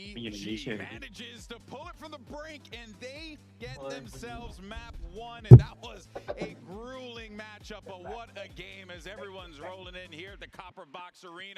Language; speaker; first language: English; native; English